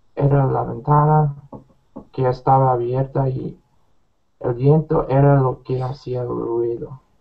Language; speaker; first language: Spanish; non-native, learner; English